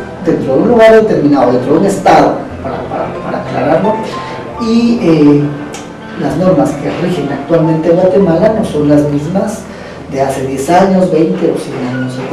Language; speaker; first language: Spanish; native; Spanish